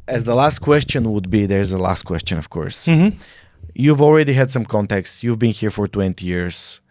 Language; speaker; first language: English; non-native, fluent; Bulgarian